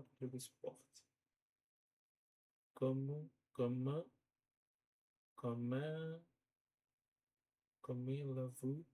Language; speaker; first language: French; non-native, learner; Portuguese